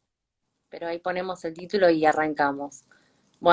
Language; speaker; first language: Spanish; native; Spanish